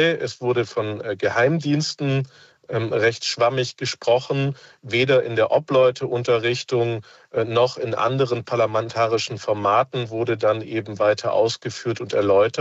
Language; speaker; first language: German; native; German